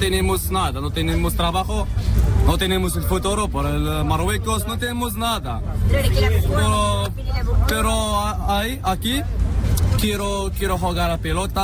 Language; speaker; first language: Spanish; non-native, learner; Arabic